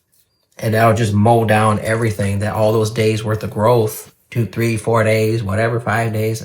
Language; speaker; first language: English; native; English